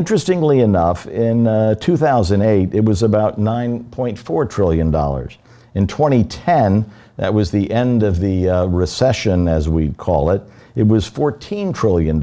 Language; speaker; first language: English; native; English